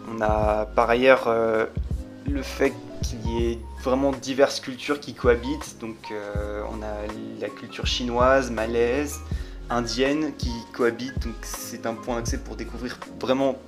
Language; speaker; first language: French; native; French